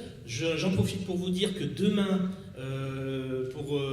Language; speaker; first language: French; native; French